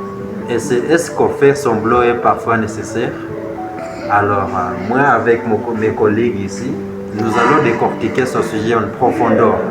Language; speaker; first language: French; non-native, fluent; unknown